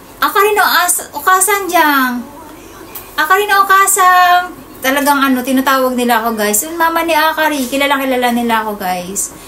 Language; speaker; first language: Filipino; native; Filipino